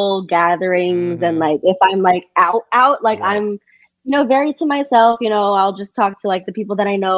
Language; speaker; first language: English; native; English